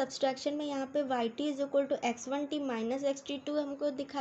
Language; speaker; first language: Hindi; native; Hindi